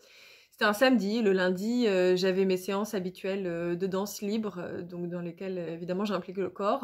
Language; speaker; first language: French; native; French